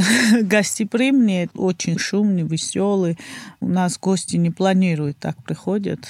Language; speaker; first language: Russian; non-native, fluent; Georgian